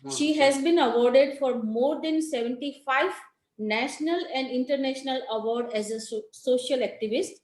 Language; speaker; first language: English; non-native, local second language; Gujarati